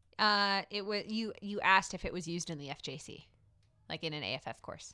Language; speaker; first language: English; native; English